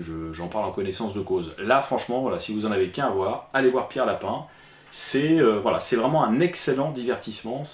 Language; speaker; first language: French; native; French